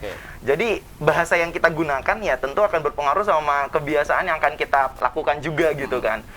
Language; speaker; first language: Indonesian; non-native, local second language; Javanese